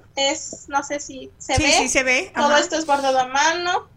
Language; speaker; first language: Spanish; native; Spanish